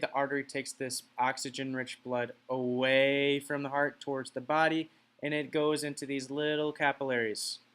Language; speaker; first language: English; native; English